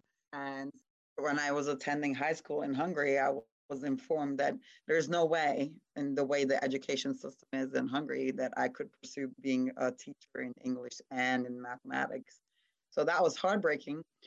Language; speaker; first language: English; non-native, fluent; Hungarian